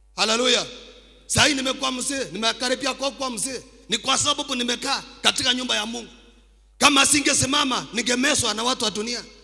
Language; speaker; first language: Swahili; non-native, local second language; Kalenjin